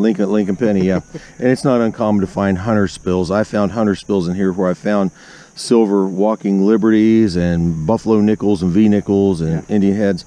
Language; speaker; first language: English; native; English